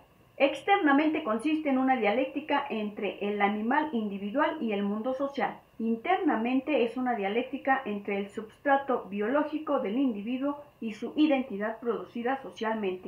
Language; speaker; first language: Spanish; native; Spanish